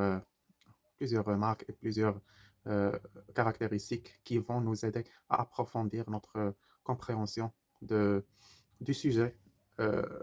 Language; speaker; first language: French; non-native, fluent; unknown